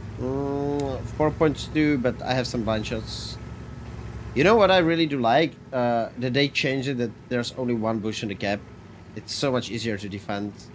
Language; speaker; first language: English; non-native, fluent; Czech